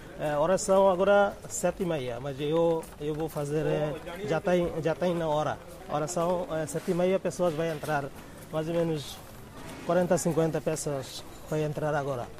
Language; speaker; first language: Portuguese; non-native, learner; Bangla